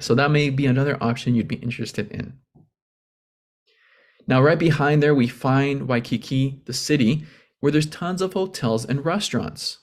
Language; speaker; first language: English; native; English